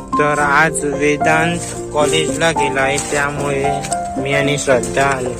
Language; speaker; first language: Marathi; non-native, local second language; Konkani